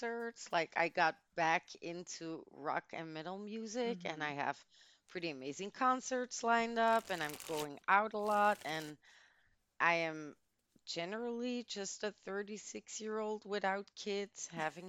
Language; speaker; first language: English; non-native, fluent; Dutch